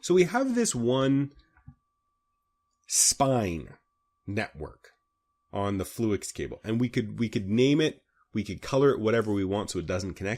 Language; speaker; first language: English; native; English